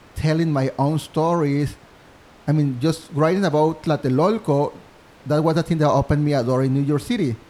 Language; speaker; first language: English; non-native, fluent; Spanish